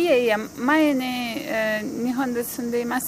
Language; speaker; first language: Japanese; non-native, learner; Uzbek